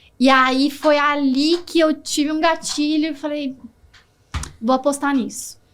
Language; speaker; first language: Portuguese; native; Portuguese